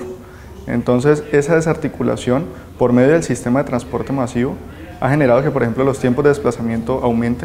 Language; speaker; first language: Spanish; native; Spanish